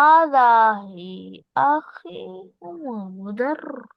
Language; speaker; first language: Arabic; non-native, learner; Urdu